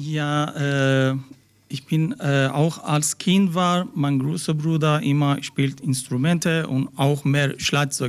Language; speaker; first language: German; non-native, learner; Persian